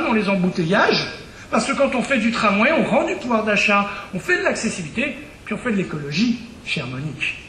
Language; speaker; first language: French; native; French